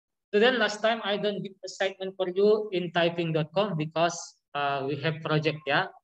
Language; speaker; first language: English; non-native, learner; Indonesian